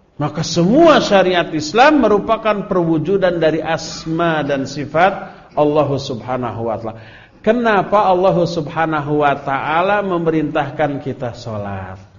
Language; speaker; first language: Indonesian; non-native, local second language; Sundanese